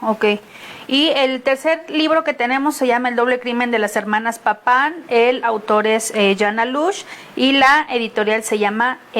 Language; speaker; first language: Spanish; native; Spanish